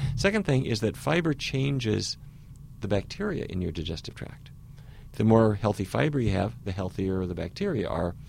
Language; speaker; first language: English; native; English